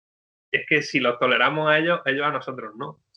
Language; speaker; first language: Spanish; native; Spanish